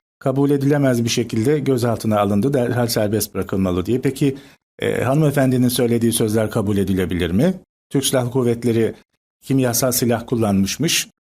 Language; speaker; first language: Turkish; native; Turkish